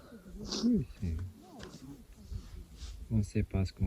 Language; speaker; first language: French; non-native, local second language; Arabic